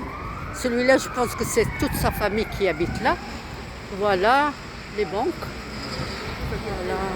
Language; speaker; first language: French; non-native, local second language; Arabic